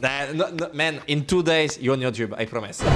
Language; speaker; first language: English; non-native, learner; French